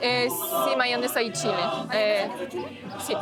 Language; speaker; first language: Spanish; non-native, learner; French